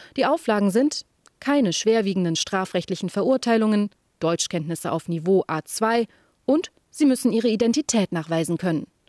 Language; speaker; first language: German; native; German